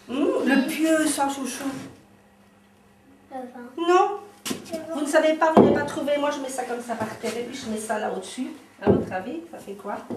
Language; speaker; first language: French; native; French